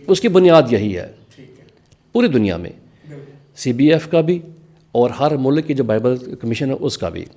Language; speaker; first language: Urdu; non-native, local second language; Punjabi